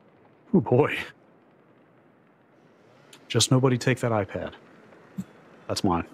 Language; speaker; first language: English; native; English